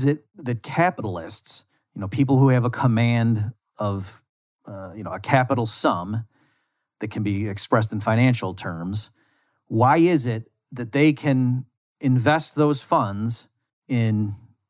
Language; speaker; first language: English; native; English